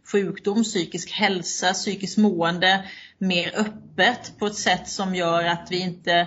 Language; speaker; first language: Swedish; native; Swedish